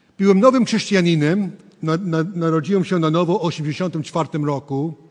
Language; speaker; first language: Polish; early bilingual, heritage; English